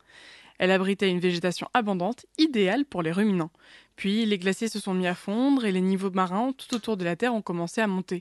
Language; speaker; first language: French; native; French